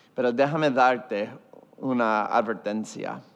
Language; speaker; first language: Spanish; early bilingual, heritage; Spanish